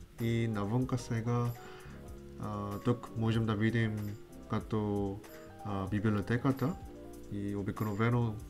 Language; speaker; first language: Bulgarian; non-native, learner; Korean